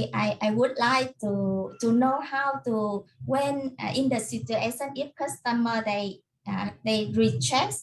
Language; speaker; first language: English; non-native, learner; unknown